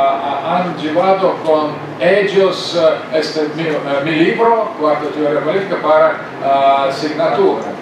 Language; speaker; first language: Spanish; non-native, fluent; Russian